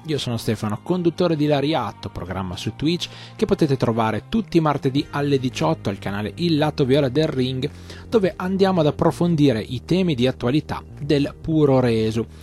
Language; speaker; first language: Italian; native; Italian